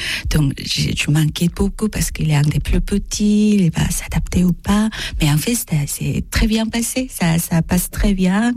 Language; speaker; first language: French; non-native, learner; Korean